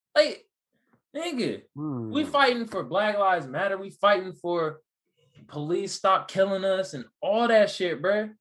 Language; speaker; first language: English; native; English